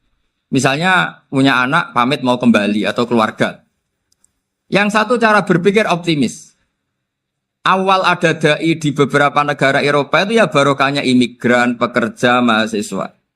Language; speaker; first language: Indonesian; non-native, local second language; Javanese